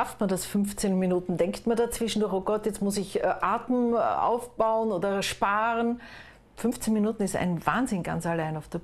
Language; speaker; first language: German; native; German